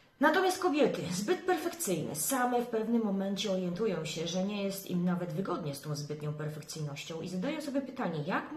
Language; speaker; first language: Polish; native; Polish